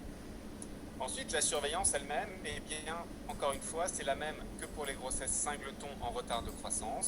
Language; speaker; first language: French; native; French